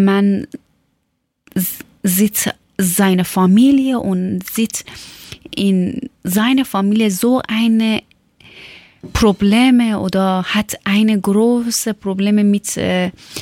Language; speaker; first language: German; non-native, learner; Persian